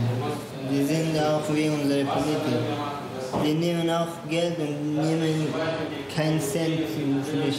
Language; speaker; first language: German; non-native, learner; Persian